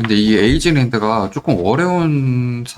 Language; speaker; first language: Korean; native; Korean